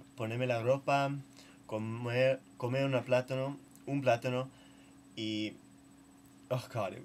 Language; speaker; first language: Spanish; non-native, learner; English